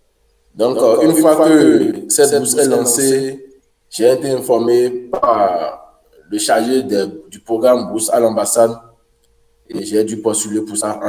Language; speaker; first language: French; non-native, local second language; Fon